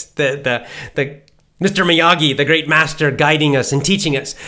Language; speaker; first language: English; native; English